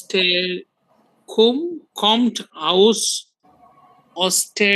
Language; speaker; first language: German; non-native, learner; Bangla